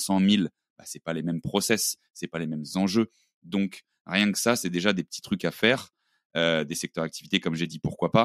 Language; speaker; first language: French; native; French